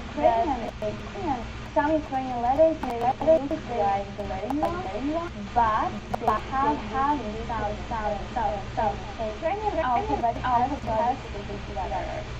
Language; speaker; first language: English; non-native, learner; Ukrainian